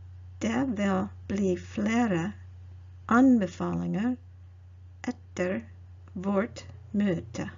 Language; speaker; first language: Norwegian; non-native, learner; English